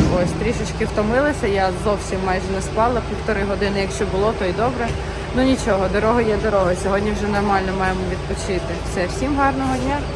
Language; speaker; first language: Ukrainian; native; Ukrainian